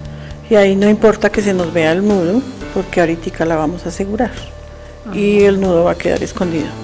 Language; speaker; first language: Spanish; native; Spanish